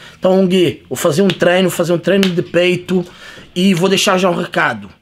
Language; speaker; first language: Portuguese; native; Portuguese